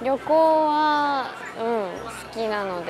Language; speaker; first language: Japanese; native; Japanese